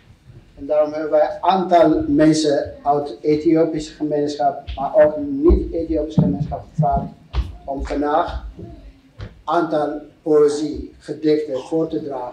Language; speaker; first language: Dutch; non-native, fluent; Amharic